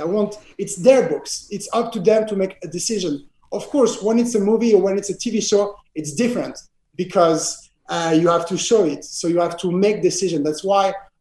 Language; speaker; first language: English; non-native, fluent; French